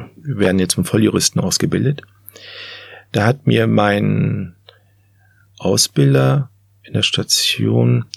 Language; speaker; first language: German; native; German